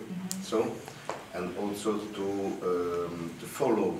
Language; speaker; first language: English; non-native, learner; Italian